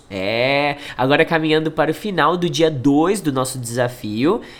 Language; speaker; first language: Portuguese; native; Portuguese